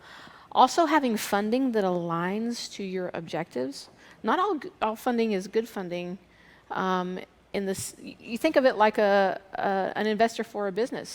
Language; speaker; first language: English; native; English